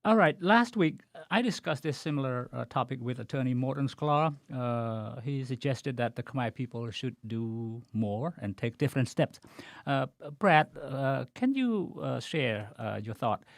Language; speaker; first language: English; non-native, fluent; Khmer